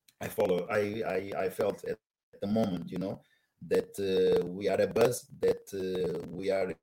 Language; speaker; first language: English; non-native, learner; Portuguese